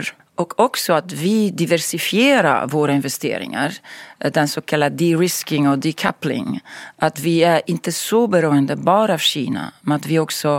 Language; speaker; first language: Swedish; non-native, fluent; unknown